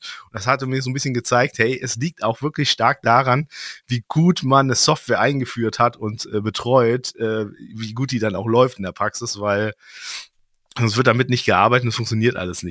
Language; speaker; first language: German; native; German